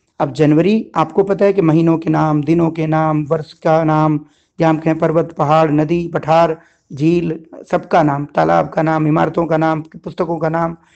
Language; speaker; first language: Hindi; native; Hindi